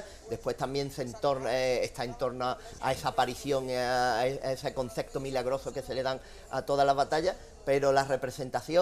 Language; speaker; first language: Spanish; native; Spanish